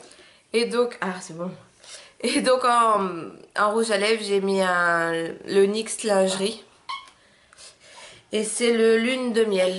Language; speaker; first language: French; native; French